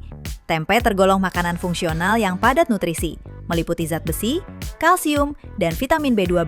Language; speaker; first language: Indonesian; native; Indonesian